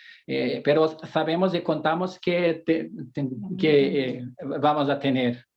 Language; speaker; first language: Spanish; non-native, fluent; Portuguese